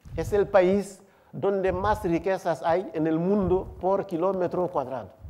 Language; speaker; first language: Spanish; non-native, fluent; Wolof